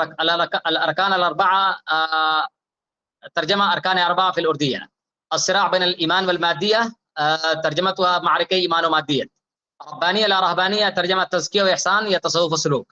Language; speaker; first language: Arabic; non-native, fluent; Urdu